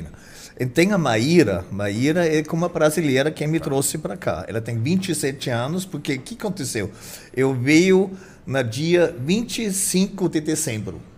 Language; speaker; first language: Portuguese; non-native, fluent; German